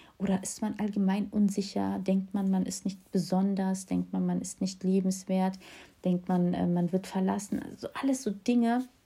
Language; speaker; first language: German; early bilingual, other home language; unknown